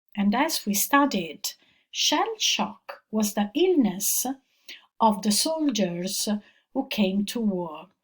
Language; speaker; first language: English; non-native, fluent; Italian